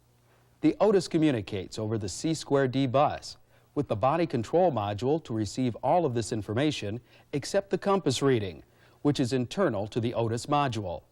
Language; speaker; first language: English; native; English